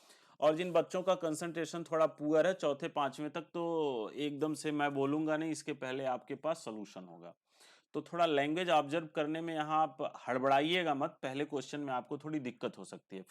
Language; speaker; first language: Hindi; native; Hindi